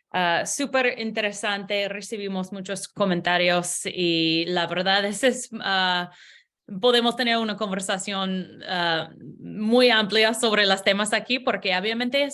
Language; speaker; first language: Spanish; non-native, learner; English